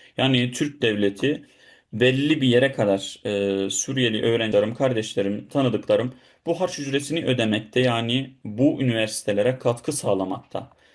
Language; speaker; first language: Turkish; non-native, fluent; Arabic